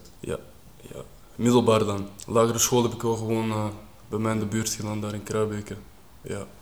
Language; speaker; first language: Dutch; native; Dutch